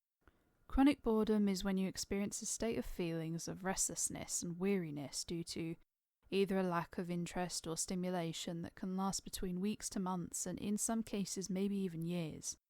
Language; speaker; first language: English; native; English